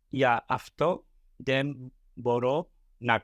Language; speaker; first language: Greek; non-native, learner; English